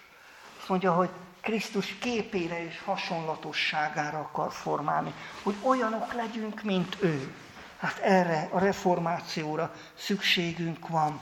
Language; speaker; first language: Hungarian; native; Hungarian